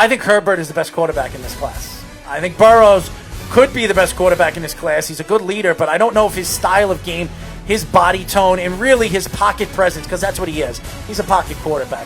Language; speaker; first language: English; native; English